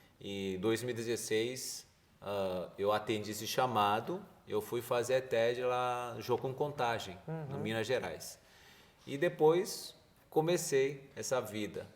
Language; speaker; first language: Portuguese; early bilingual, other home language; Korean